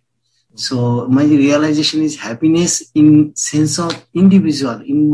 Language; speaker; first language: English; non-native, local second language; Hindi